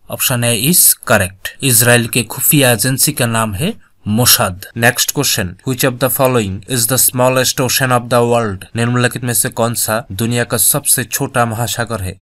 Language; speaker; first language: Hindi; non-native, local second language; Bangla